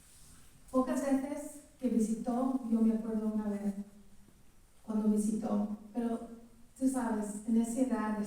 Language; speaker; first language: Spanish; early bilingual, heritage; English